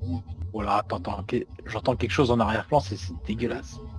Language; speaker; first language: French; native; French